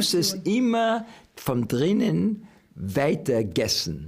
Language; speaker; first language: German; non-native, learner; English